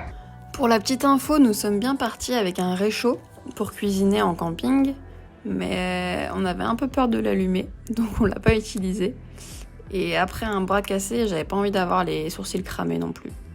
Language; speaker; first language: French; native; French